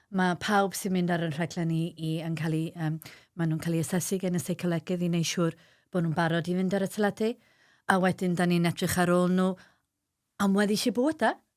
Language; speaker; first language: Welsh; native; Welsh